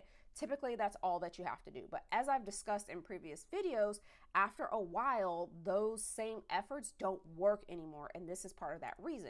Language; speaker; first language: English; native; English